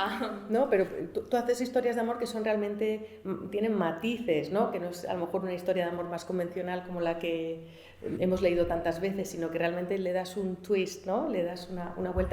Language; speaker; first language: Spanish; native; Spanish